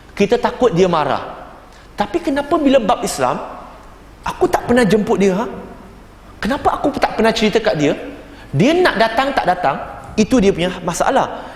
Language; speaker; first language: Malay; non-native, local second language; Chinese